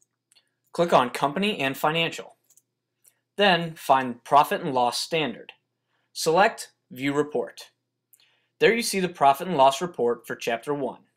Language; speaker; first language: English; native; English